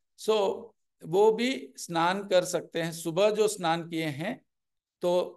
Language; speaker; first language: Hindi; non-native, local second language; Telugu